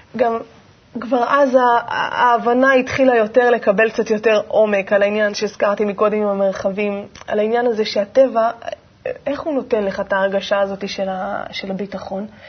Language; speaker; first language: Hebrew; native; Hebrew